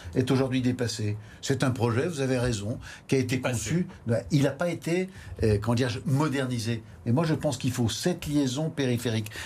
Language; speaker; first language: French; native; French